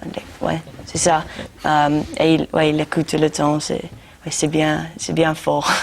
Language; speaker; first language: French; non-native, learner; English